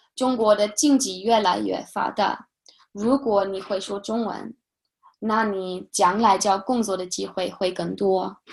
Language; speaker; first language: Chinese; non-native, fluent; English